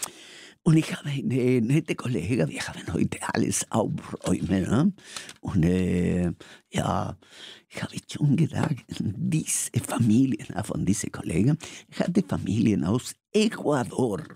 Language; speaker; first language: German; non-native, fluent; Spanish